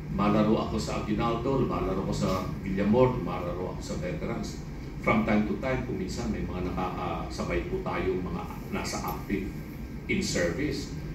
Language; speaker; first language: Filipino; non-native, local second language; Iloko